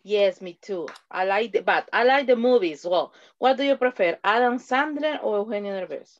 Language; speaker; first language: English; non-native, fluent; Spanish